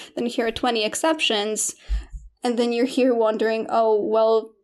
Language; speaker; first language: English; non-native, fluent; Polish